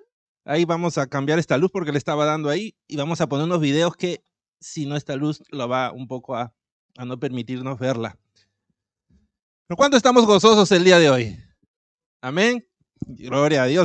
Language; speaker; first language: Spanish; native; Spanish